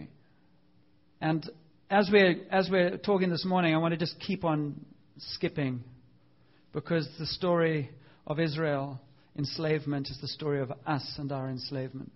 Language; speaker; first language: English; native; English